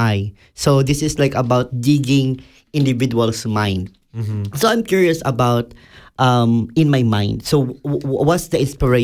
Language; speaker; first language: English; non-native, local second language; Cebuano